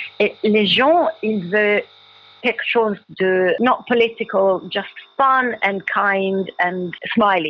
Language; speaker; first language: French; non-native, learner; Italian